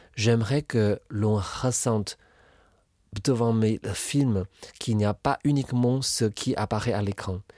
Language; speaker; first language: French; non-native, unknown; Chinese